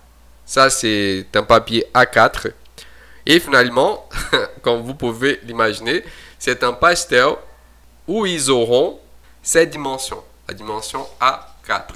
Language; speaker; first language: French; non-native, fluent; Portuguese